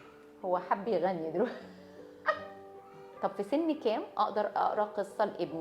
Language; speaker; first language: Arabic; native; Arabic